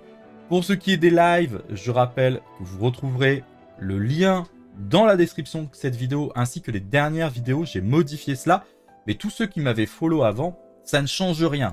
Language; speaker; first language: French; native; French